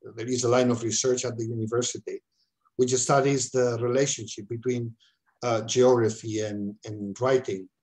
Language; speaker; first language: English; non-native, fluent; Catalan